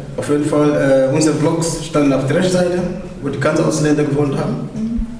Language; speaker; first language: German; non-native, fluent; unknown